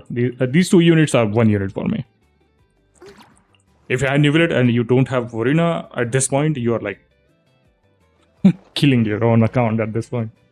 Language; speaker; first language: English; non-native, local second language; Hindi